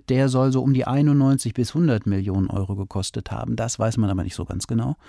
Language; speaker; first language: German; native; German